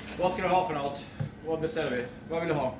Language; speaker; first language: Swedish; native; Swedish